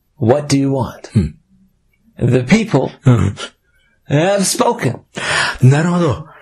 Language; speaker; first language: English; native; English